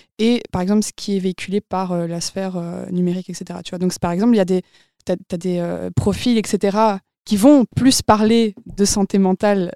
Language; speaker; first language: French; native; French